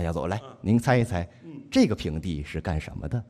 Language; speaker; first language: Chinese; native; Chinese